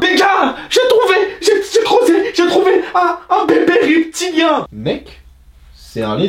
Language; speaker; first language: French; native; French